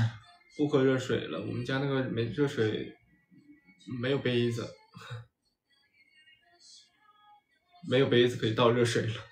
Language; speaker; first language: Chinese; native; Chinese